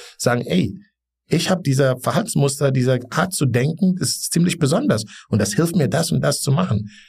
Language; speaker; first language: German; non-native, fluent; Wolof